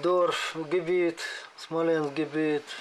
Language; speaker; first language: German; non-native, learner; Russian